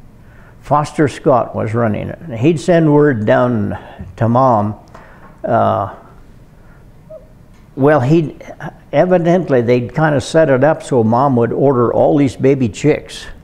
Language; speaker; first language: English; native; English